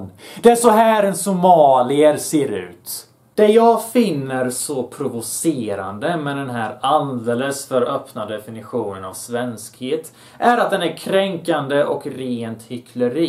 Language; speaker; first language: Swedish; early bilingual, other home language; Bosnian